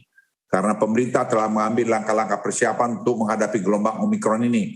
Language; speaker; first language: Indonesian; native; Indonesian